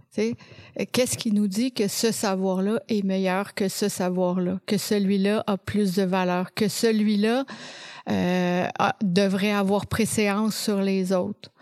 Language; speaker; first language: French; native; French